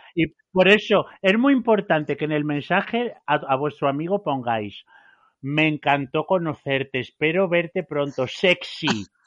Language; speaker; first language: Spanish; native; Spanish